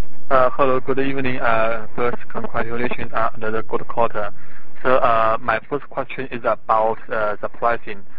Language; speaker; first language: English; non-native, fluent; Chinese